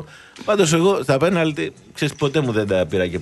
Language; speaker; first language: Greek; native; Greek